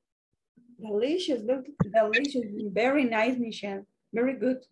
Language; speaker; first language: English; non-native, learner; Spanish